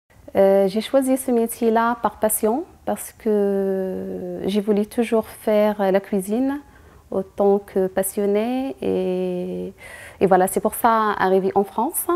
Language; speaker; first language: French; non-native, fluent; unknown